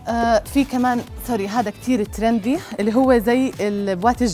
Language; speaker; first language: Arabic; native; Arabic